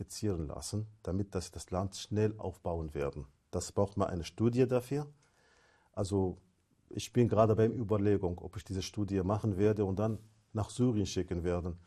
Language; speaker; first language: German; non-native, fluent; Arabic